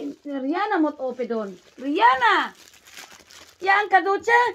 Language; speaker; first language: Dutch; non-native, learner; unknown